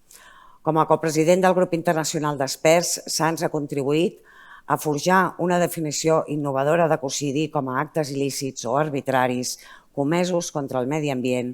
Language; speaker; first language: Catalan; native; Catalan